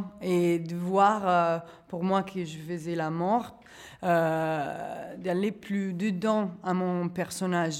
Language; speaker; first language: French; non-native, fluent; Italian